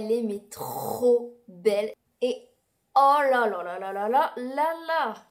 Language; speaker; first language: French; native; French